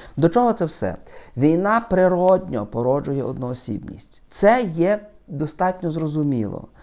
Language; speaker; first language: Ukrainian; native; Ukrainian